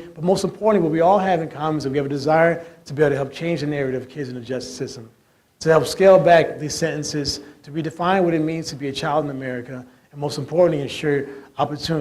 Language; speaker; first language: English; native; English